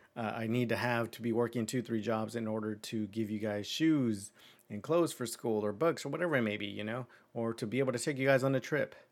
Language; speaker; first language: English; early bilingual, other home language; Spanish